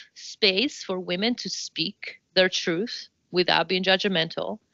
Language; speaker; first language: English; non-native, fluent; Italian